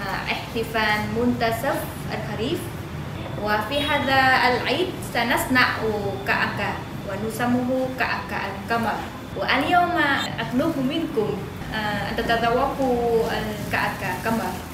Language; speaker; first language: Arabic; non-native, fluent; Vietnamese